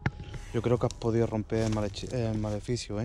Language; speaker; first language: Spanish; native; Spanish